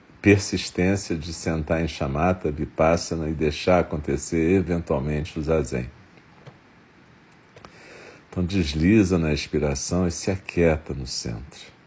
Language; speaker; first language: Portuguese; native; Portuguese